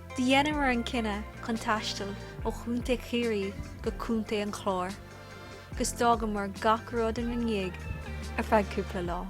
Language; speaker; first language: Irish; non-native, local second language; English